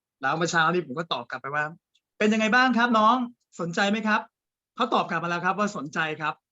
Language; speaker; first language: Thai; native; Thai